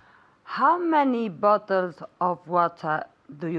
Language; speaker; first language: English; non-native, learner; Spanish